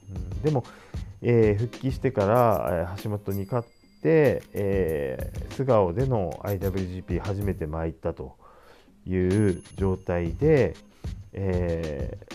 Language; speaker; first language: Japanese; native; Japanese